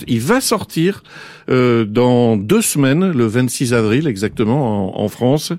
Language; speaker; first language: French; native; French